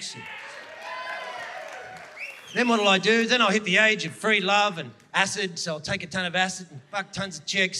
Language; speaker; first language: English; native; English